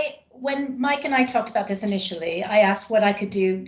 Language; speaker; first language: English; native; English